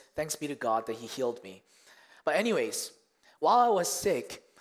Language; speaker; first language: English; early bilingual, other home language; Korean